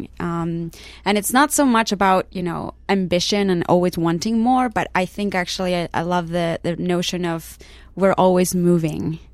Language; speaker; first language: English; non-native, fluent; Spanish